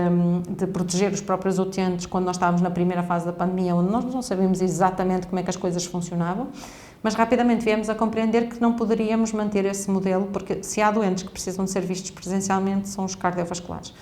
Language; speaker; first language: Portuguese; native; Portuguese